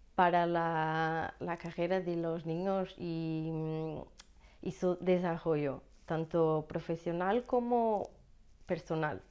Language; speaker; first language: Spanish; non-native, learner; Portuguese